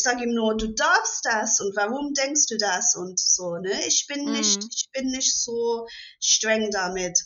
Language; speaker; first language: German; non-native, fluent; English